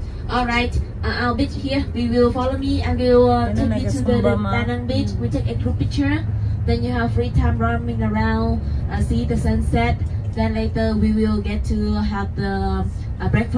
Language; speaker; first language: English; non-native, learner; Vietnamese